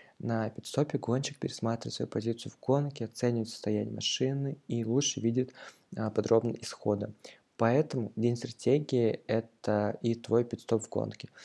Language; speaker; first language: Russian; native; Russian